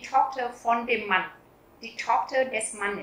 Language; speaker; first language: German; non-native, fluent; Vietnamese